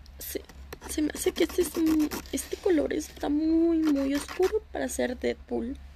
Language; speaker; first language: Spanish; early bilingual, heritage; Spanish